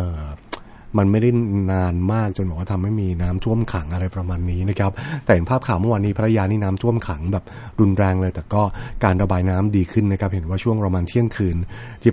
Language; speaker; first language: Thai; native; Thai